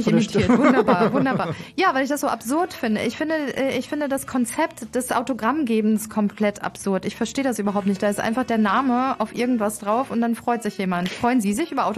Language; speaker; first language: German; native; German